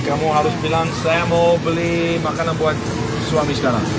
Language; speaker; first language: Indonesian; non-native, fluent; English